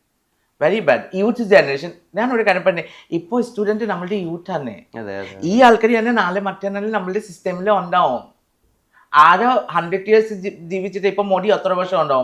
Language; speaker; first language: Malayalam; non-native, fluent; Assamese